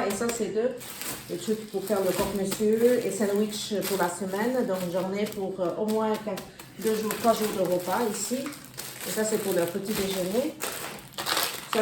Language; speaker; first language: French; non-native, learner; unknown